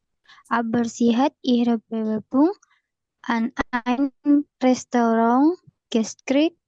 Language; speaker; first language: German; non-native, learner; Indonesian